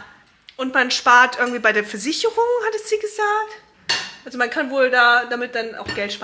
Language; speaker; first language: German; native; German